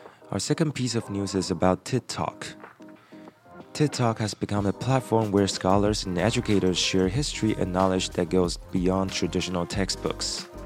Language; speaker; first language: English; non-native, fluent; Chinese